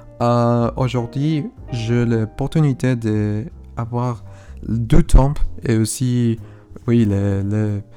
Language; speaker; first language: French; non-native, learner; Spanish